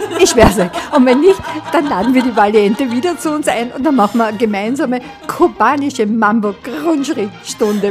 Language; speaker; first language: German; native; German